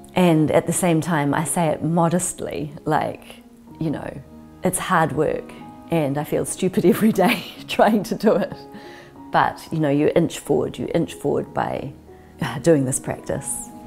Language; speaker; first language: English; native; English